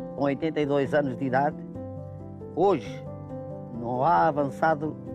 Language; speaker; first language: Portuguese; native; Portuguese